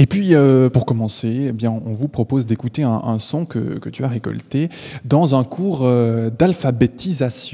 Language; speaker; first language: French; native; French